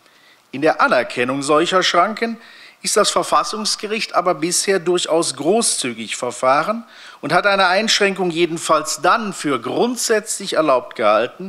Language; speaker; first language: German; native; German